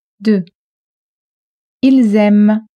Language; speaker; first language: French; non-native, fluent; Russian